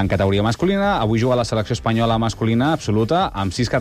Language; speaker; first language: Catalan; native; Catalan